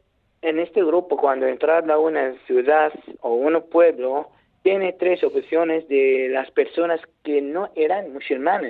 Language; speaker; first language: Spanish; non-native, learner; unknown